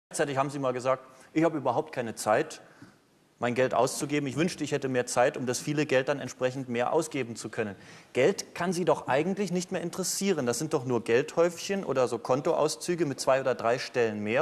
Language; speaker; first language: German; native; German